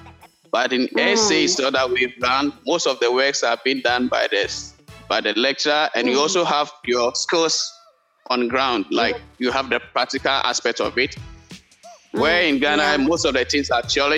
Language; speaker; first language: English; non-native, local second language; Akan